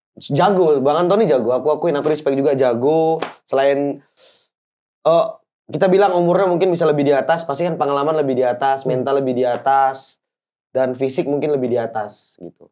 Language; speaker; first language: Indonesian; native; Indonesian